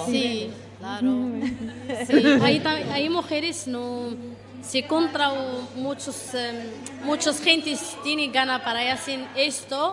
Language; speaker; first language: Spanish; non-native, learner; Arabic